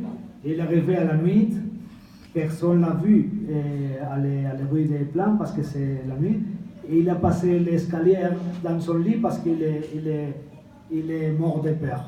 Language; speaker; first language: French; non-native, fluent; Spanish